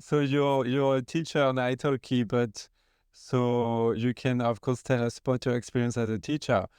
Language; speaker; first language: English; non-native, fluent; French